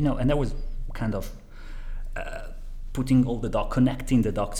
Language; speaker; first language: English; non-native, fluent; Italian